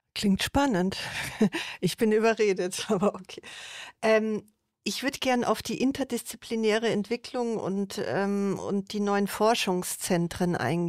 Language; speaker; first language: German; native; German